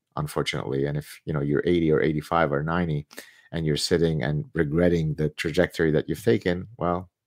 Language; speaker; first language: English; early bilingual, other home language; Arabic